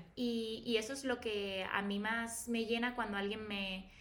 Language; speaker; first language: Spanish; native; Spanish